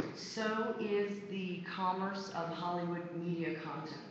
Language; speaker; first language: English; native; English